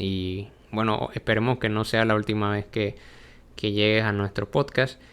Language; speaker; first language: Spanish; native; Spanish